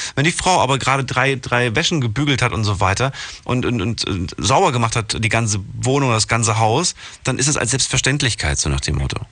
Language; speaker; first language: German; native; German